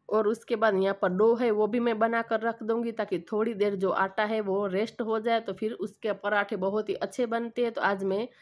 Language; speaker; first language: Hindi; non-native, local second language; Gujarati